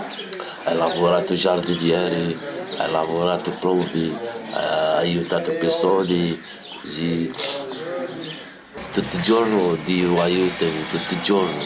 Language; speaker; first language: Italian; non-native, learner; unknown